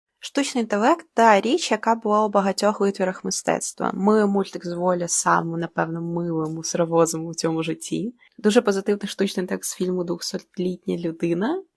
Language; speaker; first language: Ukrainian; non-native, local second language; Russian